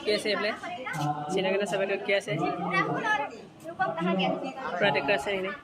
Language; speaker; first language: Hindi; non-native, local second language; Assamese